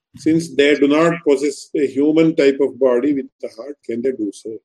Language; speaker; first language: English; non-native, local second language; Tamil